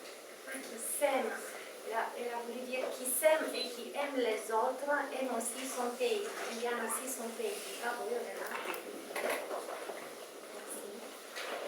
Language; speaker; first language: French; non-native, fluent; Romanian